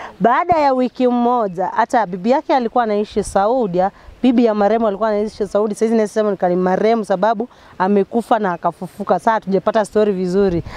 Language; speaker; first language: Swahili; non-native, local second language; Gusii